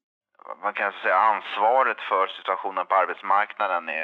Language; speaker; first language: Swedish; native; Swedish